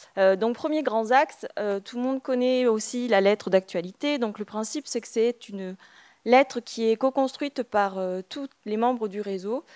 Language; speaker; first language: French; native; French